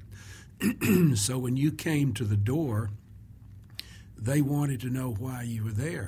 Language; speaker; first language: English; native; English